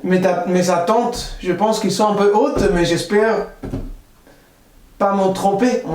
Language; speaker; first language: French; non-native, fluent; Spanish